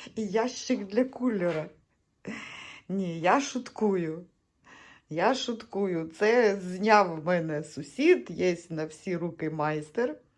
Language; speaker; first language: Ukrainian; native; Ukrainian